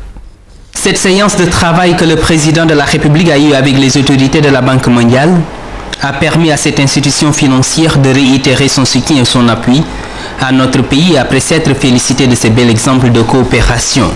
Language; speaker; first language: French; non-native, local second language; Wolof